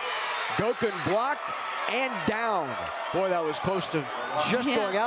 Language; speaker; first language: English; native; English